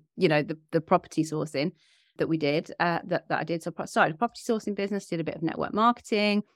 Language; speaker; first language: English; native; English